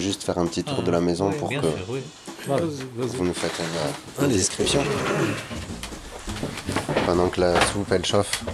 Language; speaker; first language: French; native; French